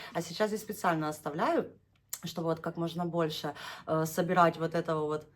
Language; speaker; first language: Russian; native; Russian